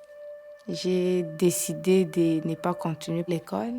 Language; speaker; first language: French; non-native, local second language; Swahili